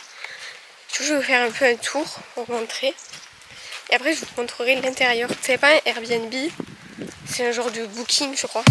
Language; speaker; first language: French; native; French